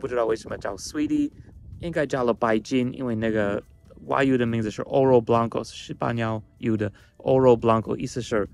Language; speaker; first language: Chinese; non-native, fluent; English